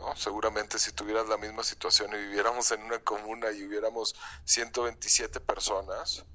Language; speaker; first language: Spanish; native; Spanish